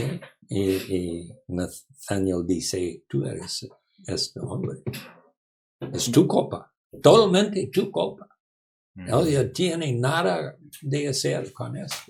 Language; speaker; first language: Spanish; non-native, learner; English